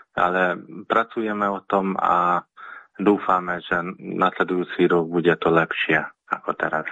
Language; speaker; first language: Slovak; early bilingual, heritage; Slovak